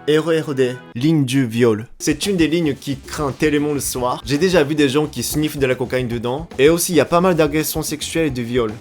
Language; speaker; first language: French; non-native, fluent; Japanese